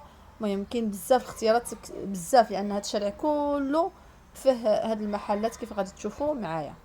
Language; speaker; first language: Arabic; native; Arabic